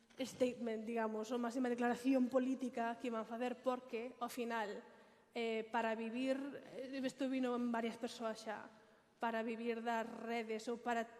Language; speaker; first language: Galician; non-native, local second language; Spanish